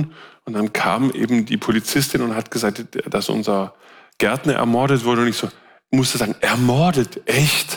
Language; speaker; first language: German; native; German